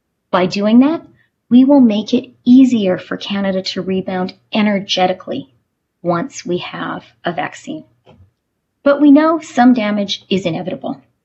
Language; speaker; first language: English; native; English